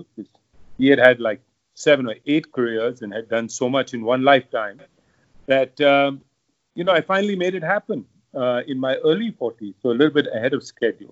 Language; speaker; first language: English; non-native, local second language; Hindi